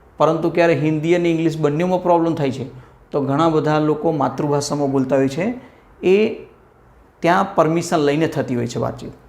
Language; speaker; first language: Gujarati; non-native, local second language; Hindi